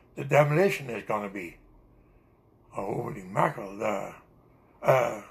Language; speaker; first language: English; non-native, fluent; Dutch